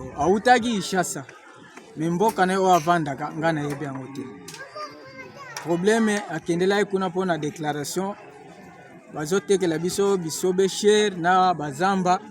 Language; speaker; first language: Lingala; non-native, local second language; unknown